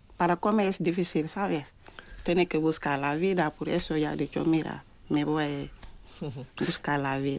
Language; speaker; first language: Spanish; non-native, learner; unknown